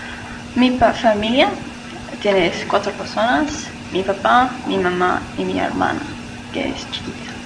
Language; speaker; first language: Spanish; non-native, learner; English